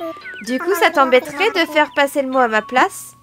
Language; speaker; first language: French; native; French